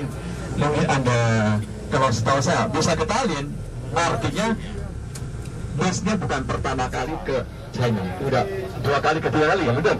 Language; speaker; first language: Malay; non-native, fluent; Chinese